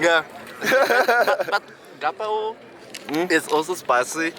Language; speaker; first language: English; non-native, learner; Japanese